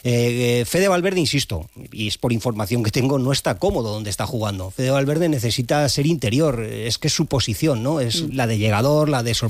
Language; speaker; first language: Spanish; native; Spanish